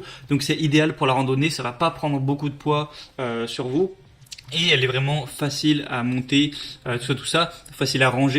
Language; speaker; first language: French; native; French